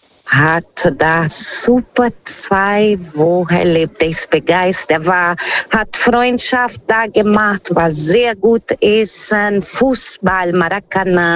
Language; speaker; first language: German; non-native, fluent; Portuguese